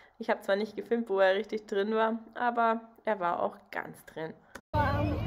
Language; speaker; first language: German; native; German